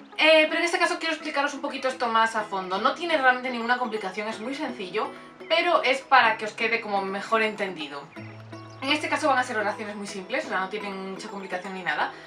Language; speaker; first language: Spanish; native; Spanish